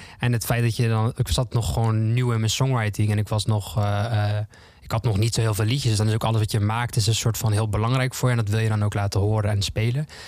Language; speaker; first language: Dutch; native; Dutch